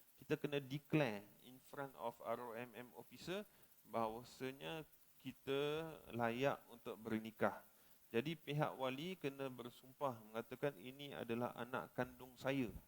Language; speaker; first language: Malay; native; Malay